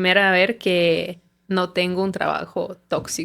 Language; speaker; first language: Spanish; non-native, fluent; Russian